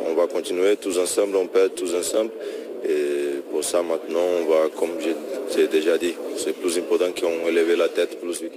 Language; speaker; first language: French; non-native, fluent; Spanish